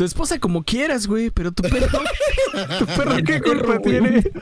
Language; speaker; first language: Spanish; native; Spanish